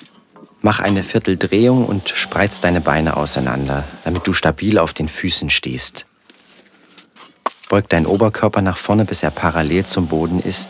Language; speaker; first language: German; native; German